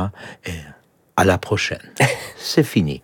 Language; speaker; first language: French; non-native, fluent; English